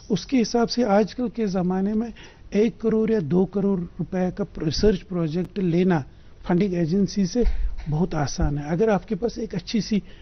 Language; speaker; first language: Hindi; non-native, local second language; Kashmiri